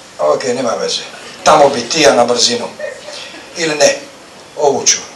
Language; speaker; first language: Croatian; native; Croatian